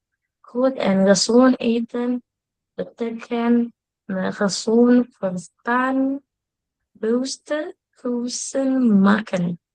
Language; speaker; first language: Dutch; non-native, learner; Indonesian